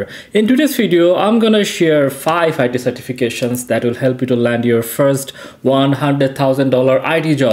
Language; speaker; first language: English; non-native, local second language; Bangla